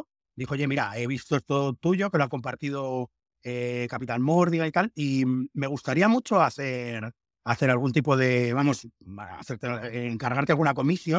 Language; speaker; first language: Spanish; native; Spanish